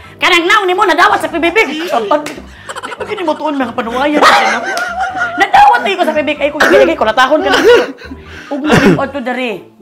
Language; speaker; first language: Cebuano; native; Cebuano